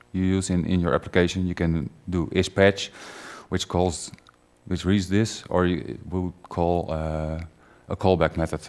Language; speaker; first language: English; non-native, fluent; Dutch